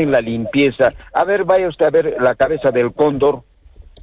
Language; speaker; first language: Spanish; native; Spanish